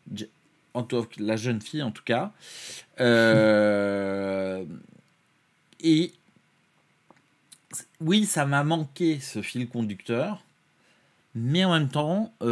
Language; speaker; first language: French; native; French